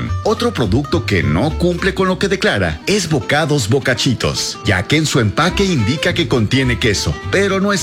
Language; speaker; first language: Spanish; native; Spanish